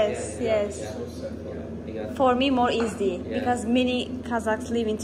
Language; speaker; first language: English; non-native, learner; Turkish